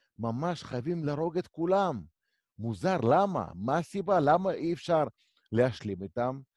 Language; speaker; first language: Hebrew; native; Hebrew